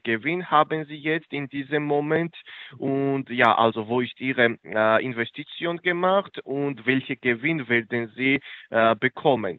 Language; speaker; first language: German; non-native, fluent; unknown